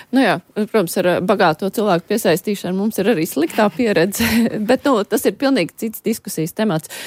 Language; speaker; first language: Latvian; native; Latvian